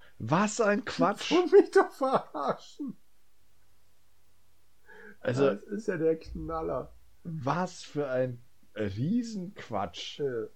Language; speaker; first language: German; native; German